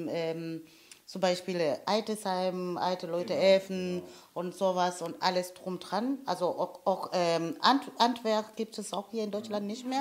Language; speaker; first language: German; non-native, fluent; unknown